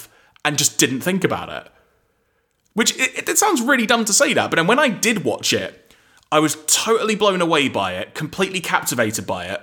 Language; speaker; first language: English; native; English